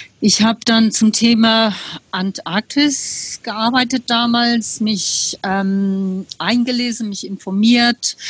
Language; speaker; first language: German; non-native, fluent; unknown